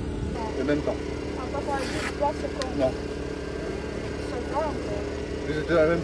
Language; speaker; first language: French; native; French